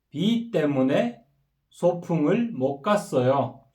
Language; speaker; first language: Korean; non-native, fluent; Kyrgyz